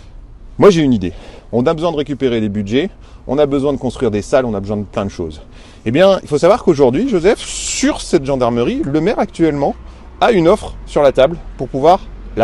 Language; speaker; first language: French; native; French